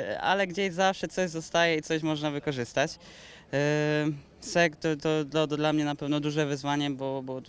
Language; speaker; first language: Polish; native; Polish